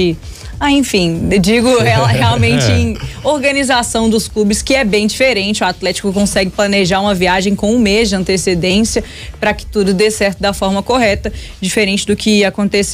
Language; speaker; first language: Portuguese; native; Portuguese